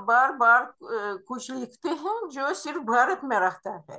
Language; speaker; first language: Hindi; non-native, fluent; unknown